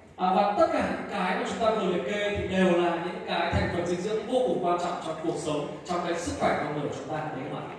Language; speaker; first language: Vietnamese; native; Vietnamese